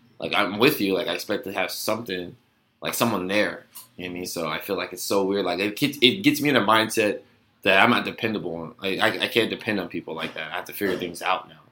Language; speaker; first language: English; native; English